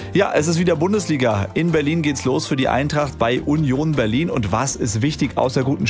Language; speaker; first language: German; native; German